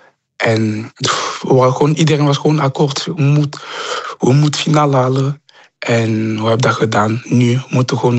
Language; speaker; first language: Dutch; non-native, local second language; French